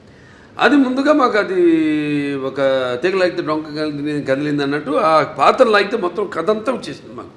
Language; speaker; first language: Telugu; native; Telugu